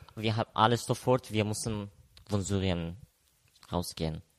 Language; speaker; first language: German; non-native, fluent; Arabic